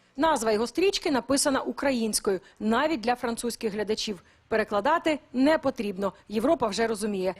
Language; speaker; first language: Ukrainian; native; Ukrainian